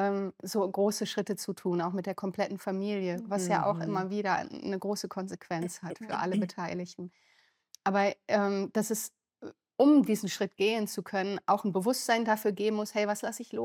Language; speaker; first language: German; native; German